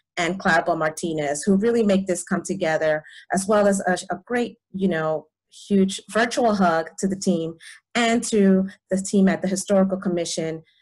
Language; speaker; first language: English; early bilingual, other home language; Spanish